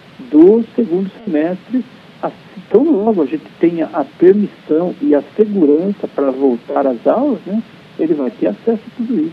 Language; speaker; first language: Portuguese; native; Portuguese